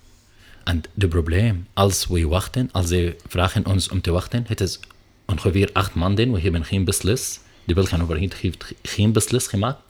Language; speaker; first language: Dutch; non-native, learner; Arabic